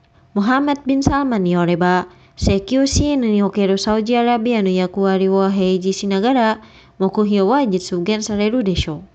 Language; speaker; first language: Japanese; non-native, fluent; Indonesian